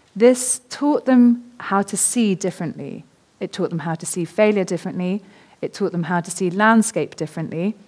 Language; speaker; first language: English; native; English